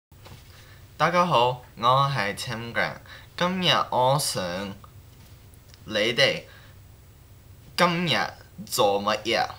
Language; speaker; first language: Cantonese; non-native, learner; English